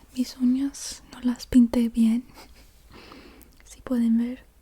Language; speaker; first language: Spanish; non-native, learner; English